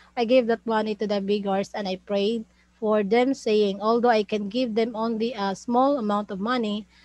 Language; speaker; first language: English; non-native, local second language; Cebuano